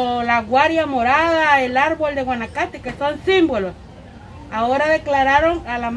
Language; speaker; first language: Spanish; native; Spanish